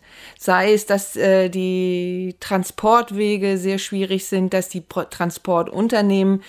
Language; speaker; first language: German; native; German